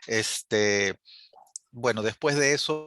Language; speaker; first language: Spanish; native; Spanish